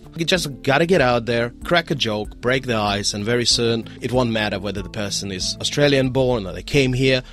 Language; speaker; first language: English; non-native, fluent; Russian